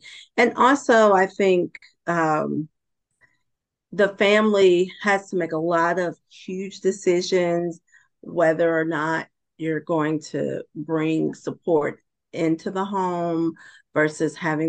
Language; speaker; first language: English; native; English